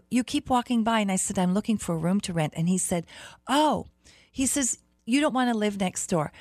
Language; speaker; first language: English; early bilingual, other home language; German